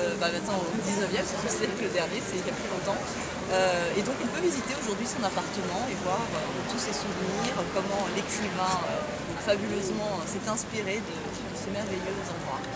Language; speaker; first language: French; non-native, learner; Serbian